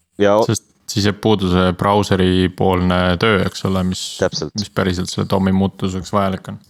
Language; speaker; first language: Estonian; native; Estonian